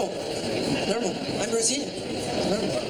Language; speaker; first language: English; non-native, learner; Portuguese